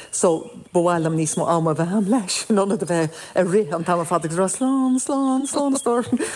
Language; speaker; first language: Irish; non-native, local second language; English